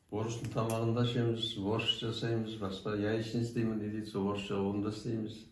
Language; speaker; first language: Kazakh; non-native, local second language; Turkish